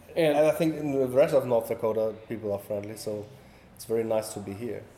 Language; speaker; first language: English; non-native, learner; German